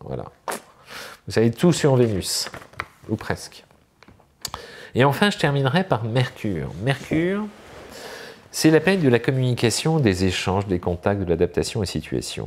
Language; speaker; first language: French; native; French